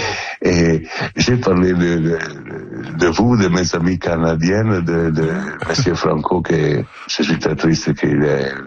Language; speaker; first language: French; non-native, learner; Italian